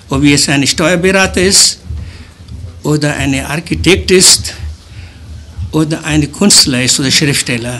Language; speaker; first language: German; early bilingual, other home language; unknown